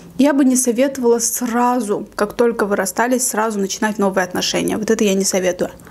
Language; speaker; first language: Russian; native; Russian